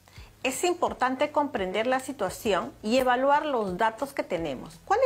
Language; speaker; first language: Spanish; native; Spanish